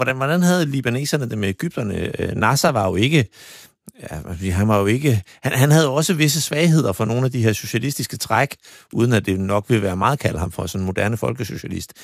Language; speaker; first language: Danish; native; Danish